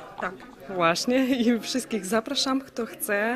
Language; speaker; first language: Polish; non-native, learner; Ukrainian